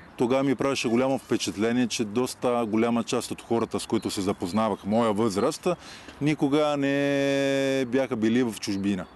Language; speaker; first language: Bulgarian; non-native, fluent; Italian